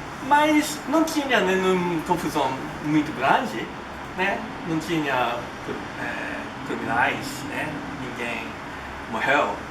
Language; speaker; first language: Portuguese; non-native, learner; Japanese